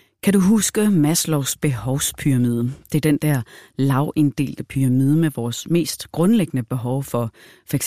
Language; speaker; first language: Danish; native; Danish